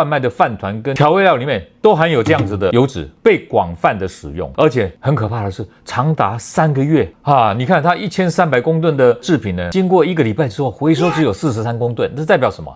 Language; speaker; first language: Chinese; native; Chinese